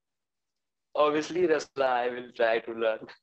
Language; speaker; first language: English; non-native, learner; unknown